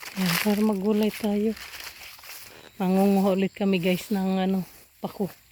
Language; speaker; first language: Filipino; non-native, local second language; Waray